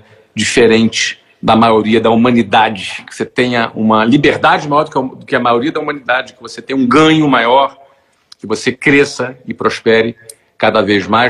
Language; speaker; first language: Portuguese; native; Portuguese